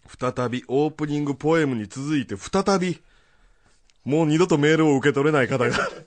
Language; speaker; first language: Japanese; native; Japanese